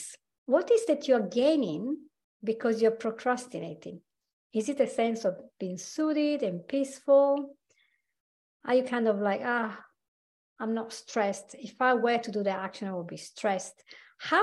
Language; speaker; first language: English; non-native, fluent; Italian